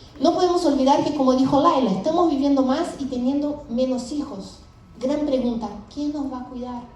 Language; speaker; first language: Spanish; native; Spanish